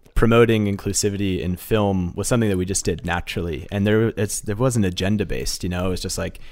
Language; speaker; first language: English; native; English